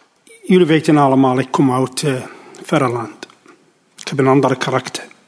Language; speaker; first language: Dutch; non-native, learner; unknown